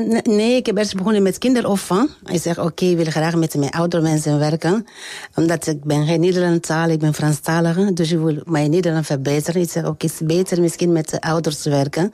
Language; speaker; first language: Dutch; non-native, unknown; French